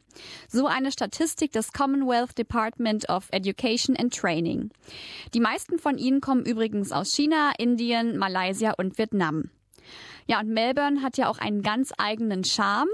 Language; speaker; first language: German; native; German